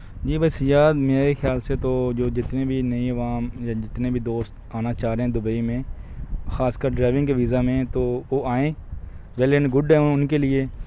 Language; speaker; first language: Urdu; non-native, local second language; Punjabi